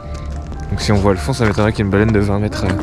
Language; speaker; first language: French; native; French